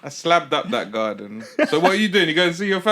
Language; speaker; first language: English; native; English